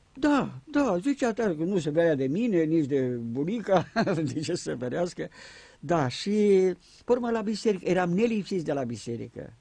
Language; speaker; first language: Romanian; native; Romanian